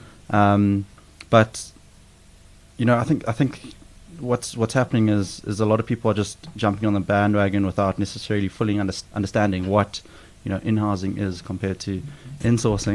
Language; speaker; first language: English; native; English